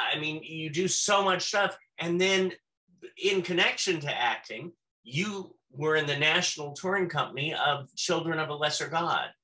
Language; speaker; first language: English; native; English